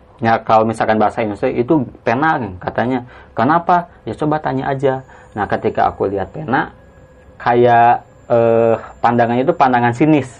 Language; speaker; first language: Indonesian; non-native, local second language; Sundanese